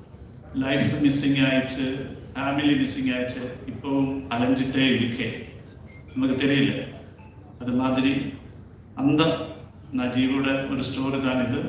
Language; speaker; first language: Tamil; non-native, learner; Malayalam